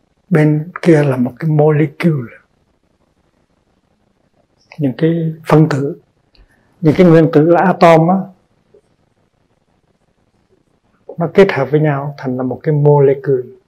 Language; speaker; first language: Vietnamese; native; Vietnamese